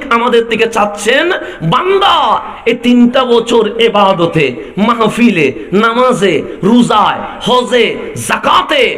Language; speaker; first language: Bangla; non-native, local second language; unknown